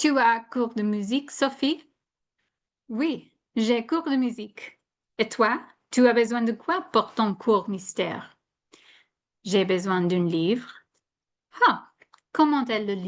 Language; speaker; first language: French; non-native, fluent; English